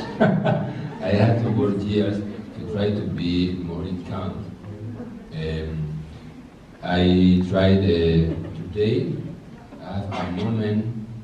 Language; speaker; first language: English; non-native, learner; Spanish